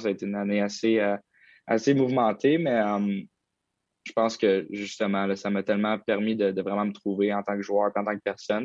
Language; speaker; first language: French; native; French